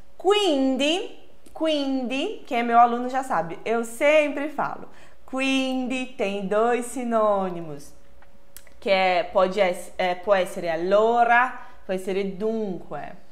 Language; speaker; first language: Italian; non-native, fluent; Portuguese